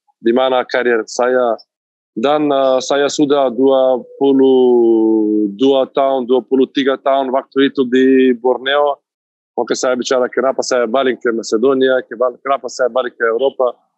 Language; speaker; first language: Indonesian; non-native, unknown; Macedonian